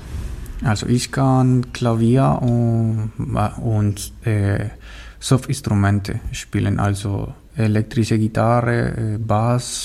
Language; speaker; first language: German; non-native, learner; Spanish